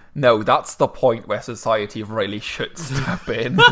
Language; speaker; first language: English; non-native, fluent; Luxembourgish